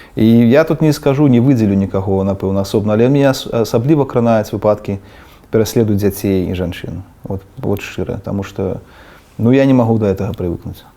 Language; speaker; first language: Belarusian; non-native, local second language; Russian